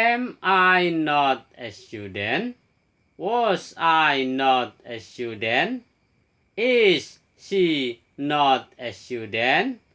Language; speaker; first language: English; non-native, fluent; Indonesian